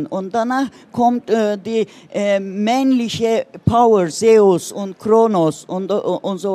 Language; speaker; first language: German; non-native, learner; Turkish